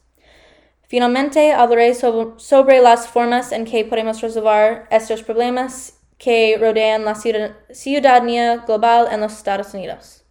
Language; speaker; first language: Spanish; non-native, learner; English